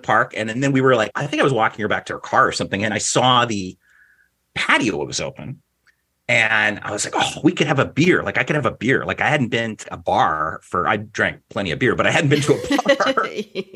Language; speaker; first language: English; native; English